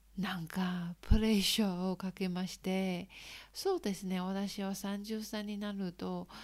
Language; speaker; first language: Japanese; non-native, learner; Chinese